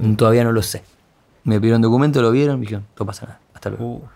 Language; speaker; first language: Spanish; native; Spanish